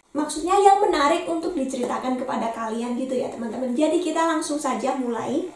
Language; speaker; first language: Indonesian; native; Indonesian